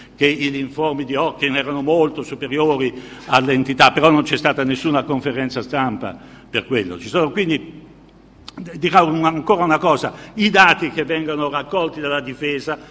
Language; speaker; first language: Italian; native; Italian